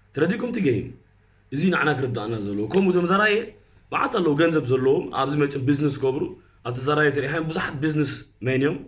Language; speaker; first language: Tigrinya; early bilingual, heritage; Tigrinya